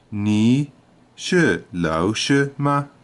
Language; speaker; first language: Chinese; non-native, learner; English